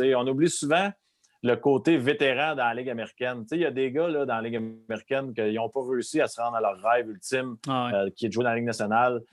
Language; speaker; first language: French; native; French